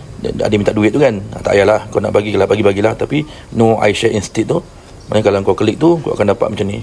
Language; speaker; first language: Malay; native; Malay